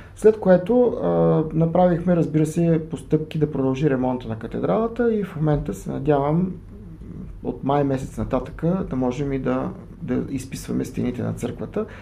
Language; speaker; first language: Bulgarian; native; Bulgarian